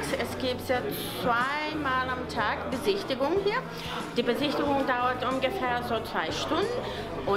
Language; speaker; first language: German; non-native, learner; Portuguese